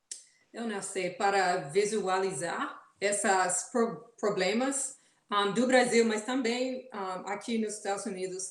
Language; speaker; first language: Portuguese; non-native, fluent; English